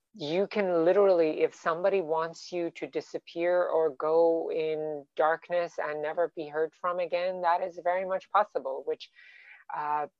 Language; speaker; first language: English; non-native, fluent; Persian